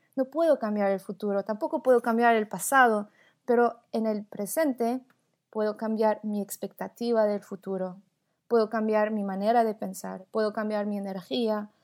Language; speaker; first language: Spanish; non-native, fluent; Portuguese